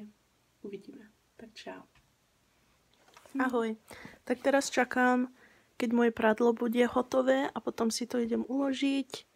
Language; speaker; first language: Slovak; early bilingual, heritage; Slovak